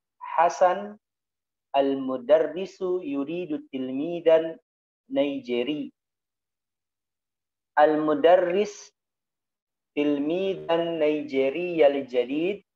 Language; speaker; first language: Arabic; non-native, fluent; Indonesian